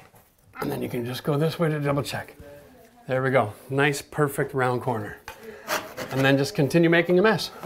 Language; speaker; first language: English; native; English